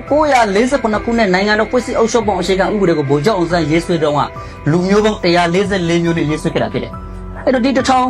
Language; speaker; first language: Burmese; non-native, local second language; Rohingya